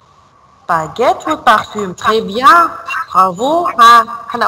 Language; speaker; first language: French; non-native, fluent; Arabic